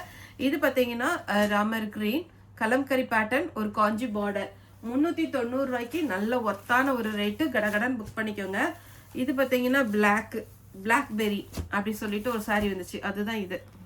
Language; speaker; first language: Tamil; native; Tamil